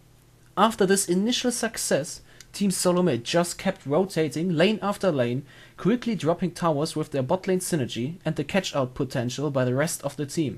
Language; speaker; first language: English; non-native, fluent; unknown